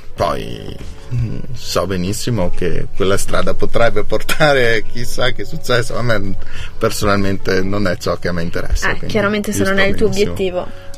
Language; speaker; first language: Italian; native; Italian